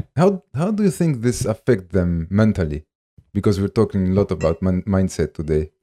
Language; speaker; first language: English; non-native, fluent; French